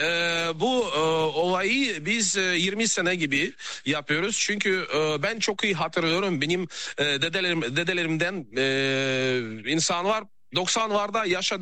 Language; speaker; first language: Turkish; non-native, fluent; Russian